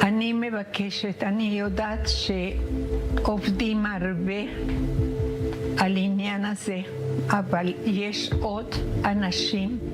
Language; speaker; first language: Hebrew; non-native, learner; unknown